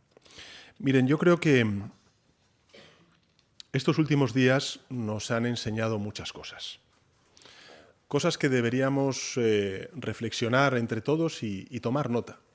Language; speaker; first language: Spanish; native; Spanish